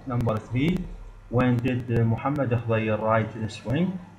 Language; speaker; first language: English; non-native, fluent; Arabic